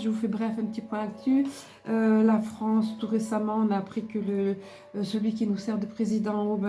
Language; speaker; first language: French; native; French